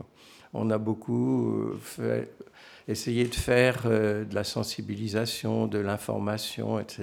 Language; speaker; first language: French; native; French